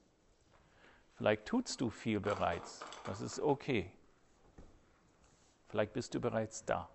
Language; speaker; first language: German; non-native, fluent; English